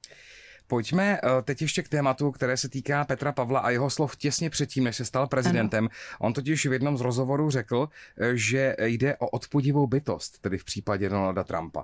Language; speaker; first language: Czech; native; Czech